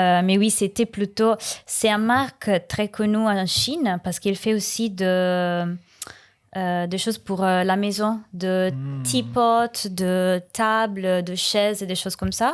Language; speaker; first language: French; non-native, learner; Italian